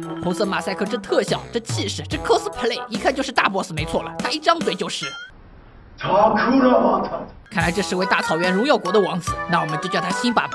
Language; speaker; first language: Chinese; native; Chinese